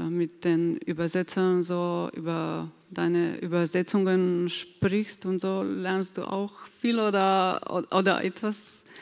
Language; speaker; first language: German; non-native, fluent; Slovenian